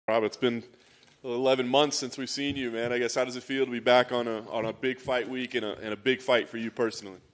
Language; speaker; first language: English; native; English